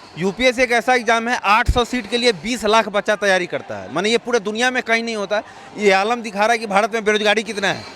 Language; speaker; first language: Hindi; native; Hindi